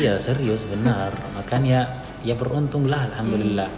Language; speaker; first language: Indonesian; non-native, fluent; Arabic